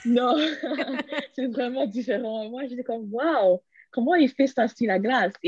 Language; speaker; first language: French; non-native, learner; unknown